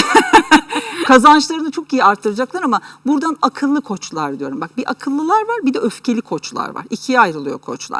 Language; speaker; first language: Turkish; native; Turkish